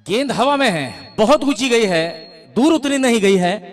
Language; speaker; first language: Hindi; non-native, local second language; Marathi